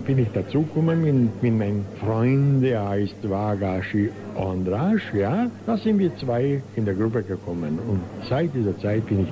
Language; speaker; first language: German; non-native, local second language; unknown